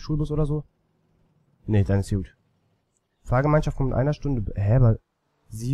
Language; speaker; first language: German; native; German